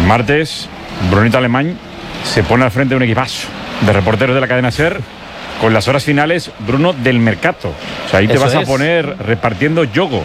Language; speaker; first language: Spanish; native; Spanish